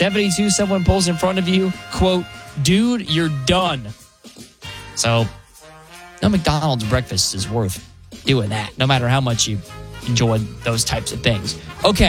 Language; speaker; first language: English; native; English